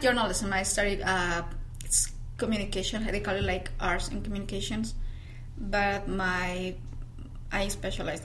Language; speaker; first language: English; non-native, fluent; Spanish